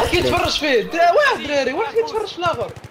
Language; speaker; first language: Arabic; native; Arabic